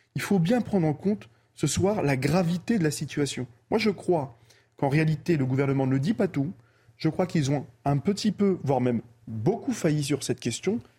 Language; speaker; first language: French; early bilingual, other home language; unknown